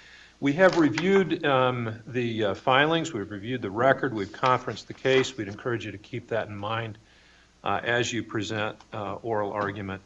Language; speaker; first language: English; native; English